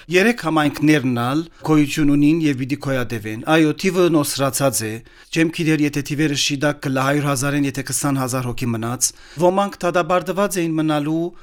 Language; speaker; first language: Armenian; early bilingual, heritage; Armenian